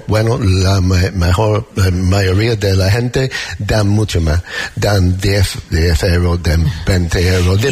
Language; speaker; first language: Spanish; non-native, learner; English